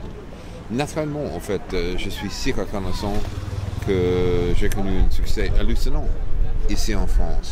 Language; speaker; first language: French; non-native, fluent; English